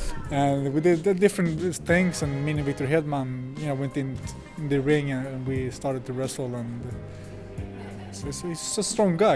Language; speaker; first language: English; non-native, fluent; Swedish